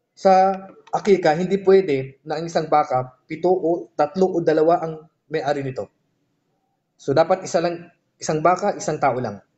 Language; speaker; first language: Filipino; native; Filipino